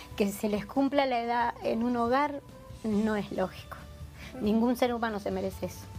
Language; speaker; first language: Spanish; native; Spanish